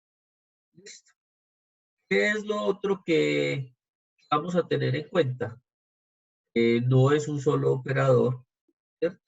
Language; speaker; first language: Spanish; native; Spanish